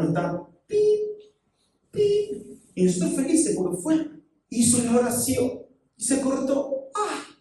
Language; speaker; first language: Spanish; native; Spanish